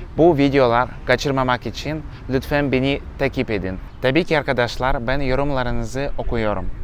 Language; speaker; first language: Turkish; non-native, learner; Russian